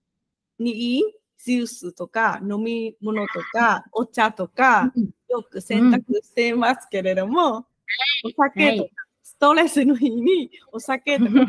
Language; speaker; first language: Japanese; non-native, fluent; Vietnamese